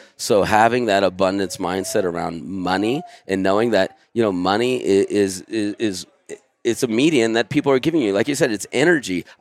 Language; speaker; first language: English; native; English